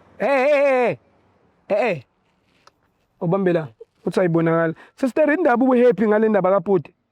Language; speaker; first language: Zulu; native; Zulu